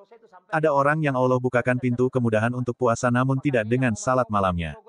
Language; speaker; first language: Indonesian; native; Indonesian